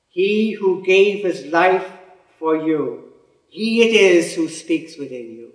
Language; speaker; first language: English; native; English